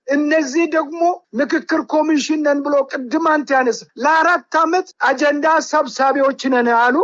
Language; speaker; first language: Amharic; native; Amharic